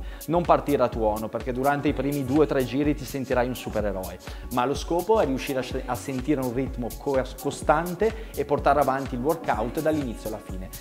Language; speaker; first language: Italian; native; Italian